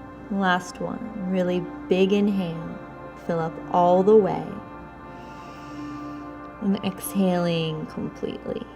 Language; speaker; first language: English; native; English